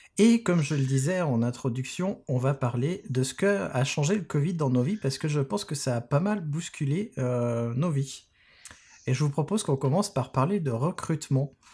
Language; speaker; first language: French; native; French